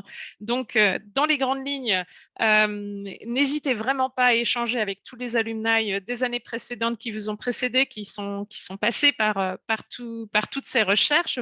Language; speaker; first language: French; native; French